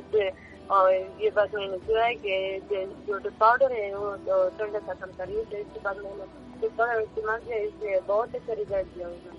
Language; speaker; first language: Hindi; non-native, local second language; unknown